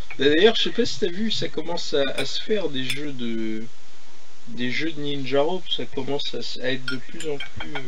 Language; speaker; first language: French; native; French